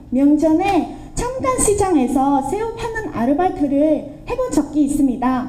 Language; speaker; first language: Korean; non-native, fluent; Vietnamese